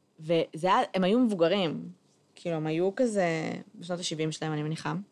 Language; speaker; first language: Hebrew; native; Hebrew